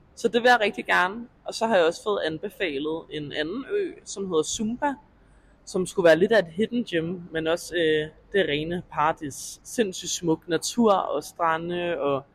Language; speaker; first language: Danish; native; Danish